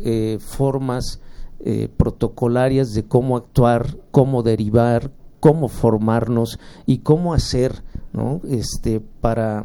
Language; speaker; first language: Spanish; native; Spanish